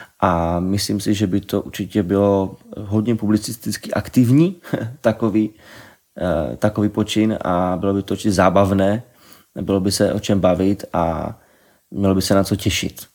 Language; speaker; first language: Czech; native; Czech